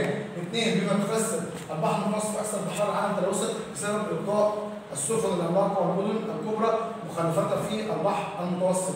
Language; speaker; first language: Arabic; native; Arabic